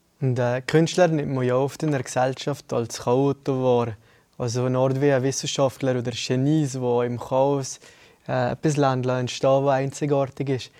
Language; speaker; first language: German; native; German